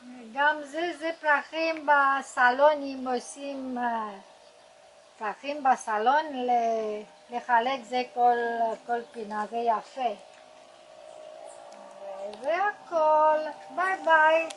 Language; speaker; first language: Hebrew; non-native, learner; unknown